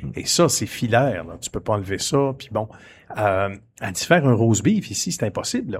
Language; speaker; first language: French; native; French